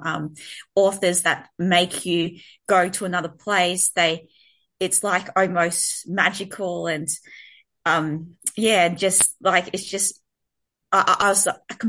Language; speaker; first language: English; native; English